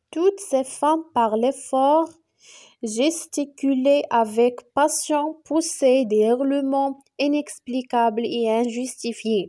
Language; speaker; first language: French; non-native, local second language; Arabic